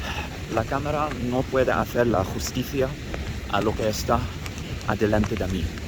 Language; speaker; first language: Spanish; non-native, learner; English